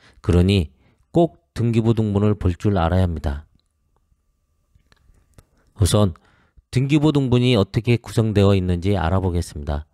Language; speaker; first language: Korean; native; Korean